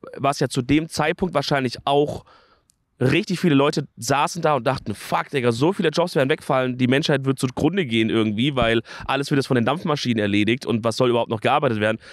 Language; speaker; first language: German; native; German